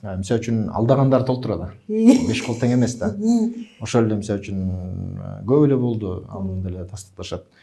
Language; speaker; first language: Kyrgyz; native; Kyrgyz